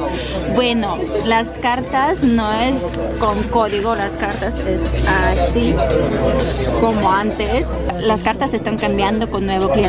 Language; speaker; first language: Spanish; non-native, fluent; Ukrainian